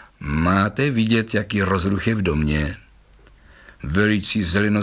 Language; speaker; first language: Czech; native; Czech